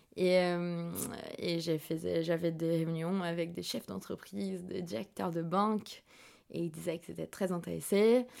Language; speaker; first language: French; non-native, fluent; Portuguese